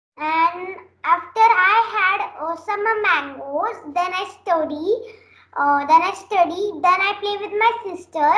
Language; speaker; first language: English; non-native, learner; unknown